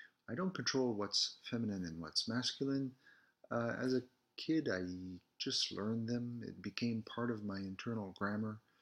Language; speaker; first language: English; early bilingual, other home language; French